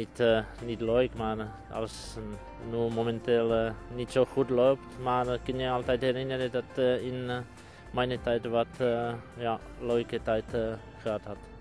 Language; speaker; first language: Dutch; non-native, fluent; Czech